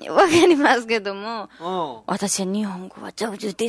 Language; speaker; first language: Japanese; non-native, learner; Nepali